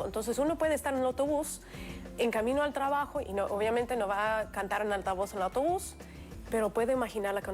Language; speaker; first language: Spanish; non-native, fluent; Russian